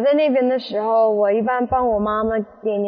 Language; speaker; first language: Chinese; early bilingual, other home language; English